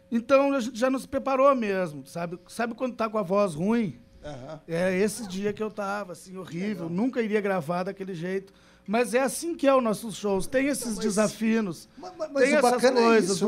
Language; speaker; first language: Portuguese; native; Portuguese